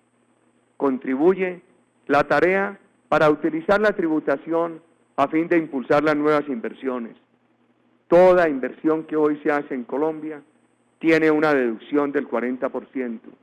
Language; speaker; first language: Spanish; native; Spanish